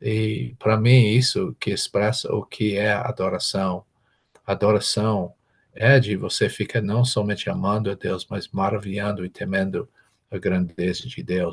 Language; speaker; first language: Portuguese; non-native, fluent; English